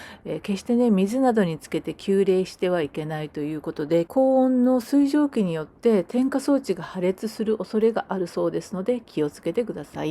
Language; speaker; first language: Japanese; native; Japanese